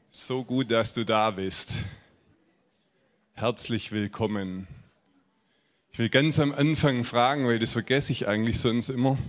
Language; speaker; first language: German; native; German